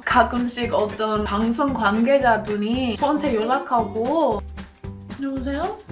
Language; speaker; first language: Korean; non-native, fluent; English